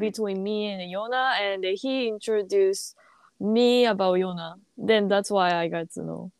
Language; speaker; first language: English; non-native, learner; Japanese